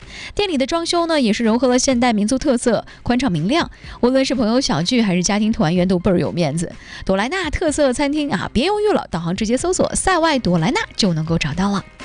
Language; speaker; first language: Chinese; native; Chinese